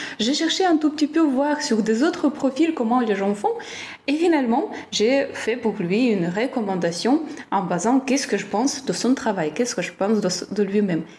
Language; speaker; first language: French; non-native, fluent; Ukrainian